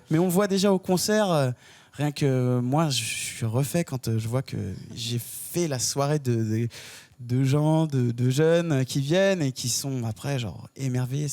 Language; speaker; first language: French; native; French